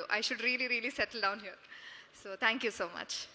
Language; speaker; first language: Telugu; non-native, learner; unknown